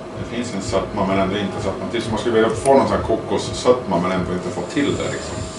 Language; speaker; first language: Swedish; native; Swedish